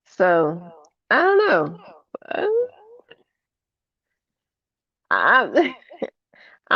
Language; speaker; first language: English; native; English